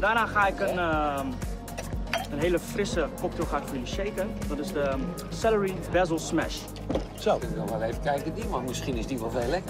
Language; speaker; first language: Dutch; native; Dutch